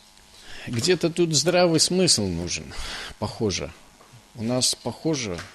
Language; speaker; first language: Russian; native; Russian